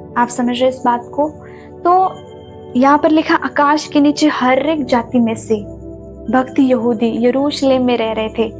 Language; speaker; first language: Hindi; non-native, local second language; Marathi